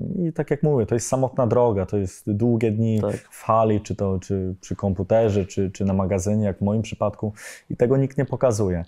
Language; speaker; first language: Polish; early bilingual, heritage; Polish